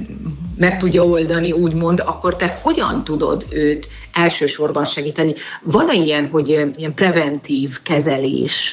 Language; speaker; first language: Hungarian; native; Hungarian